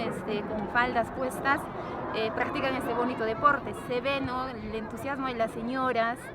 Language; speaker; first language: Spanish; native; Spanish